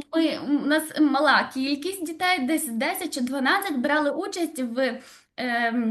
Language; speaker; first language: Ukrainian; native; Ukrainian